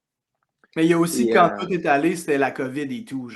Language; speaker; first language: French; native; French